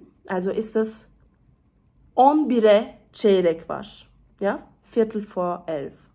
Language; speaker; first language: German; early bilingual, other home language; Turkish